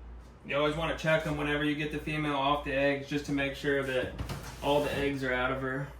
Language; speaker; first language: English; native; English